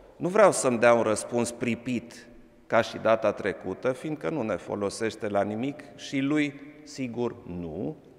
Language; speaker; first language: Romanian; non-native, local second language; German